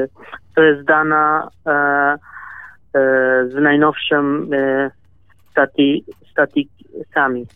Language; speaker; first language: Polish; non-native, learner; Kurdish